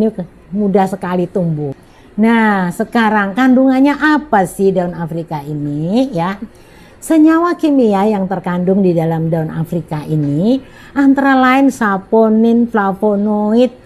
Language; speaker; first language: Indonesian; native; Indonesian